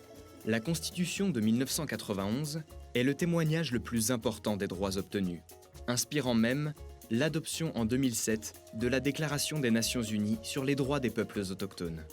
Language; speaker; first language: French; native; French